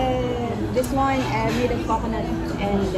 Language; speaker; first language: English; non-native, local second language; Filipino